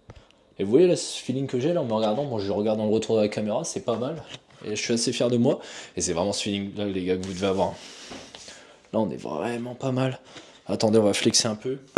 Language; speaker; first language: French; native; French